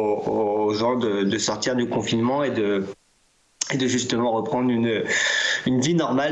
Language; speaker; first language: French; native; French